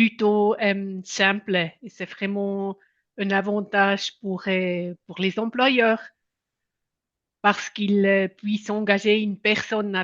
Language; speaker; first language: French; non-native, local second language; German